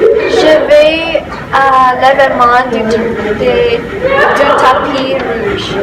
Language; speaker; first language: French; non-native, learner; English